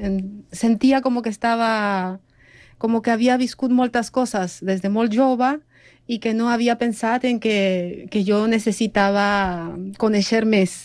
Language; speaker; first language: Catalan; non-native, fluent; Spanish